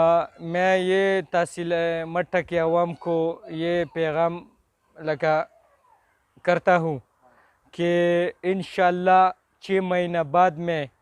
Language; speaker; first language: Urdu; non-native, local second language; Pashto